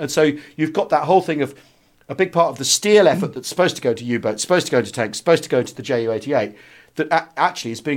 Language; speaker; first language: English; native; English